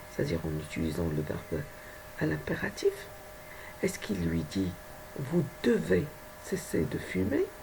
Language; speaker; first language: French; non-native, local second language; Arabic